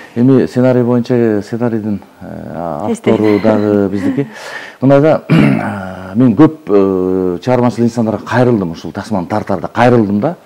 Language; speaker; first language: Kyrgyz; native; Kyrgyz